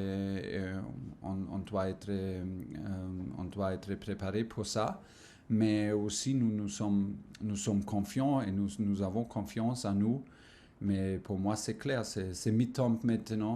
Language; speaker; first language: French; non-native, learner; German